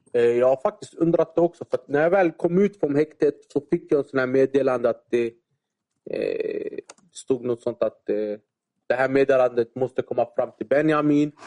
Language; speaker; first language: Swedish; early bilingual, other home language; Arabic